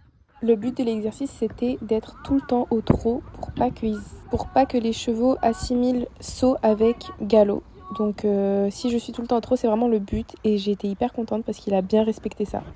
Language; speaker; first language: French; native; French